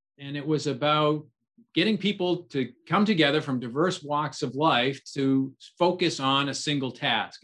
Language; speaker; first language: English; native; English